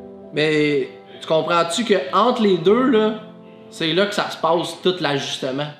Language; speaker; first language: French; native; French